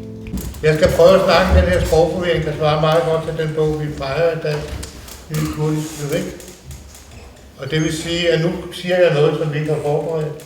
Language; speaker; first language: Danish; native; Danish